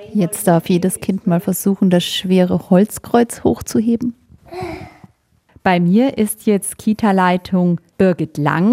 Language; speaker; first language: German; native; German